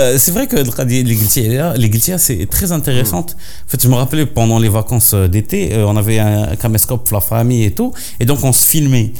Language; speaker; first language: French; non-native, local second language; Arabic